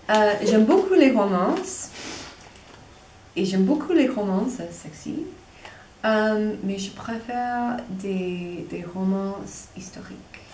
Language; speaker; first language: French; non-native, fluent; English